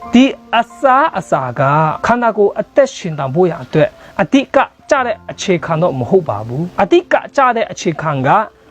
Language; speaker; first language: Burmese; non-native, local second language; Kachin